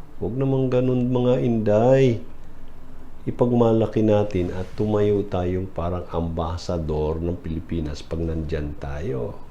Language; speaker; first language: Filipino; non-native, local second language; Cebuano